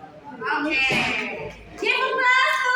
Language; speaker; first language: English; non-native, fluent; Indonesian